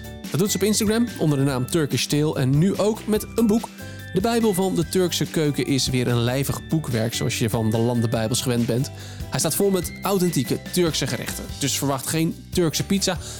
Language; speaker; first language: Dutch; native; Dutch